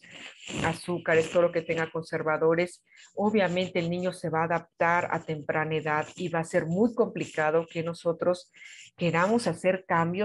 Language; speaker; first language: Spanish; native; Spanish